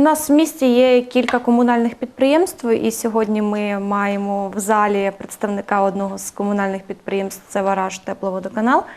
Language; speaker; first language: Ukrainian; native; Ukrainian